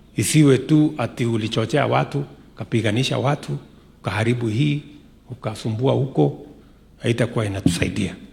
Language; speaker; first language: Swahili; non-native, local second language; Kalenjin